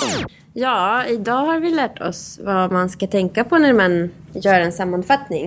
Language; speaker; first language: Swedish; non-native, fluent; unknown